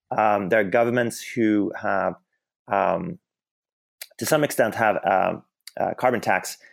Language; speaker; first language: English; non-native, fluent; Swedish